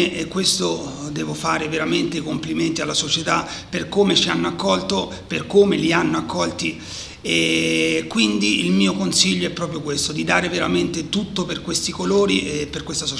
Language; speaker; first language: Italian; native; Italian